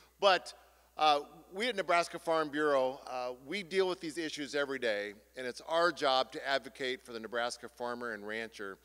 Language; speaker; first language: English; native; English